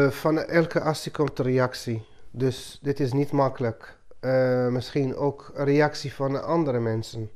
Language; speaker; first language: Dutch; non-native, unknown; Arabic